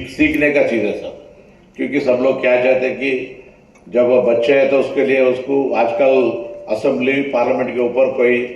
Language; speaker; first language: Hindi; non-native, local second language; Telugu